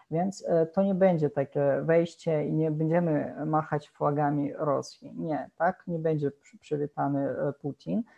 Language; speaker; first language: Polish; non-native, fluent; Russian